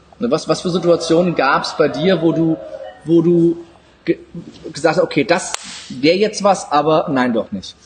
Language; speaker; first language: German; native; German